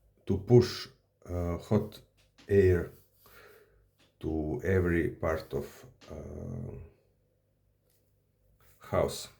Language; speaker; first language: English; non-native, learner; Serbian